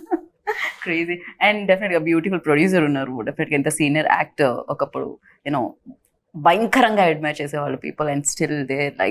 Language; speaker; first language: Telugu; native; Telugu